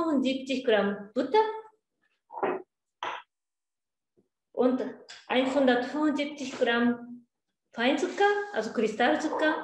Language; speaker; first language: German; non-native, learner; Japanese